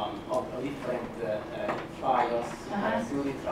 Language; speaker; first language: English; non-native, fluent; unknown